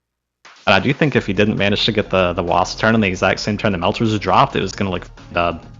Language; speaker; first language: English; native; English